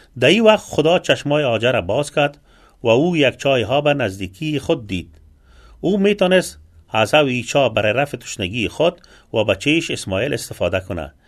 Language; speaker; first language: Persian; native; Persian